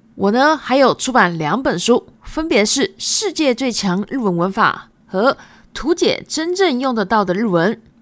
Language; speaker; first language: Chinese; early bilingual, other home language; Japanese